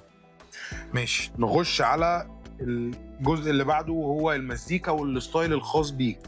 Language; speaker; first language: Arabic; native; Arabic